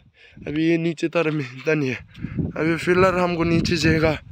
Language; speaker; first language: Hindi; non-native, local second language; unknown